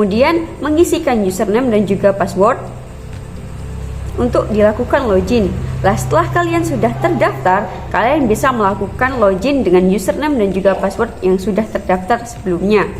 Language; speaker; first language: Indonesian; native; Indonesian